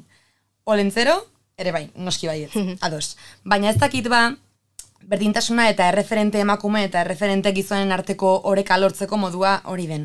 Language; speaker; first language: Basque; native; Basque